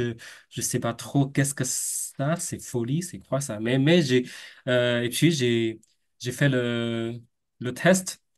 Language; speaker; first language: French; non-native, fluent; Chinese